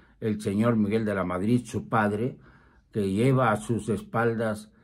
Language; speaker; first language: Spanish; native; Spanish